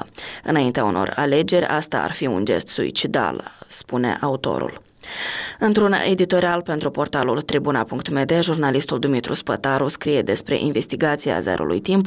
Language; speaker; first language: Romanian; native; Romanian